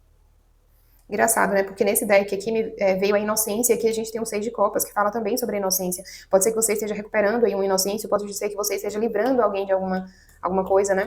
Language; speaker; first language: Portuguese; native; Portuguese